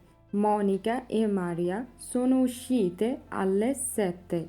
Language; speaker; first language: Italian; non-native, fluent; Bangla